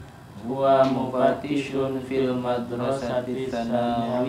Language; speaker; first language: Arabic; non-native, learner; Indonesian